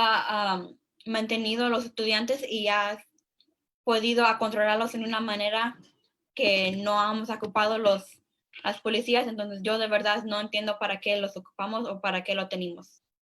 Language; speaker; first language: Spanish; early bilingual, heritage; Spanish